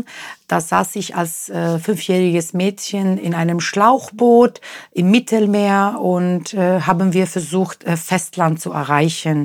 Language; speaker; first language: German; non-native, fluent; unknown